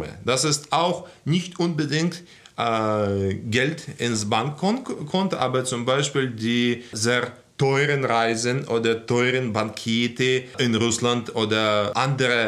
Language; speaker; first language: German; non-native, fluent; Russian